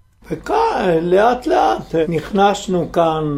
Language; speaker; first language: Hebrew; non-native, fluent; Italian